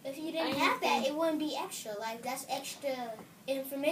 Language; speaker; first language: English; native; English